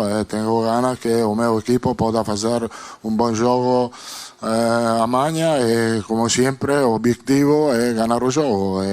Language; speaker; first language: Portuguese; non-native, fluent; Italian